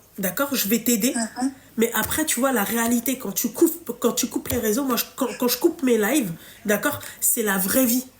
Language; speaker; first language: French; native; French